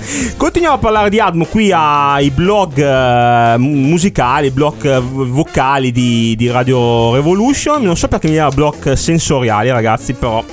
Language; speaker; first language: Italian; native; Italian